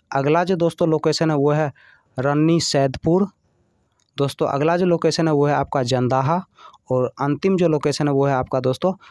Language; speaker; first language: Hindi; native; Hindi